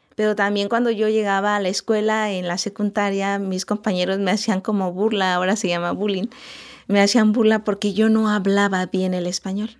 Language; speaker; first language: Spanish; non-native, local second language; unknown